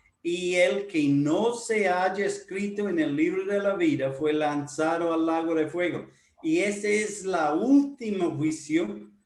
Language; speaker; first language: Spanish; non-native, fluent; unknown